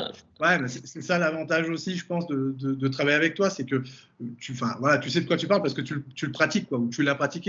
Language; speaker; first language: French; native; French